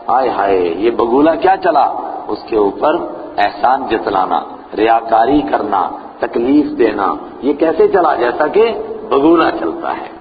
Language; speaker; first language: Urdu; non-native, local second language; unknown